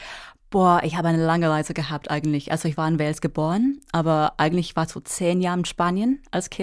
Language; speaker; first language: German; non-native, fluent; English